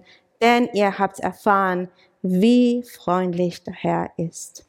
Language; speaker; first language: German; non-native, fluent; English